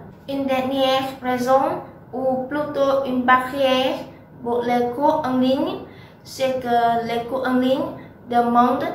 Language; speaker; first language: French; non-native, learner; Vietnamese